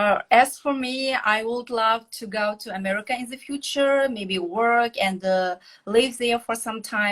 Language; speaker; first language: English; non-native, fluent; Kazakh